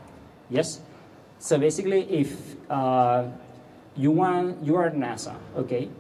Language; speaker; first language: English; non-native, fluent; Catalan